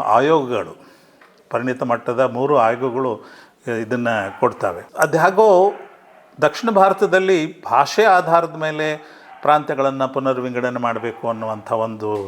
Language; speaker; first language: Kannada; non-native, local second language; Urdu